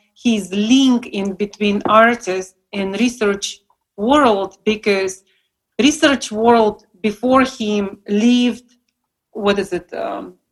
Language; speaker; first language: English; non-native, fluent; Russian